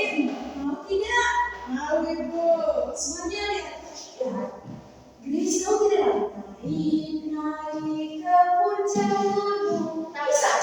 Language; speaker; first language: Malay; non-native, local second language; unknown